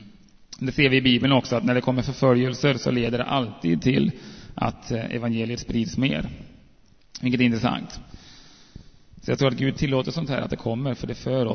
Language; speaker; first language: Swedish; native; Swedish